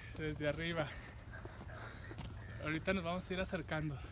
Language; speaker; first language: Spanish; native; Spanish